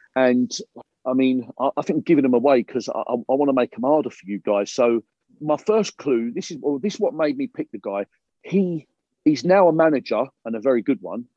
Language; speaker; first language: English; native; English